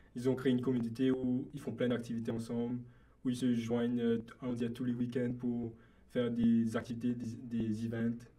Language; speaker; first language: French; non-native, local second language; Morisyen